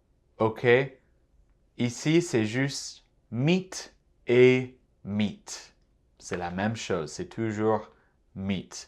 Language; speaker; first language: French; non-native, fluent; English